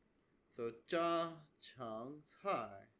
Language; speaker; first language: Chinese; non-native, learner; English